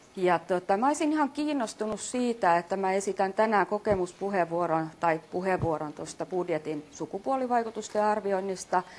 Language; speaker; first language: Finnish; native; Finnish